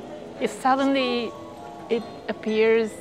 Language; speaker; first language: English; non-native, learner; Japanese